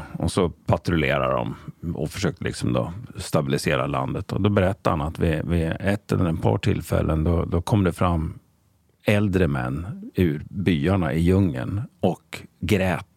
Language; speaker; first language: Swedish; native; Swedish